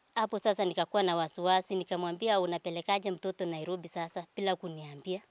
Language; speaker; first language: Swahili; non-native, local second language; Kalenjin